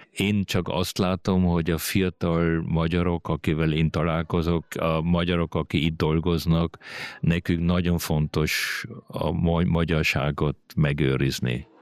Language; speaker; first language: Hungarian; early bilingual, heritage; Hungarian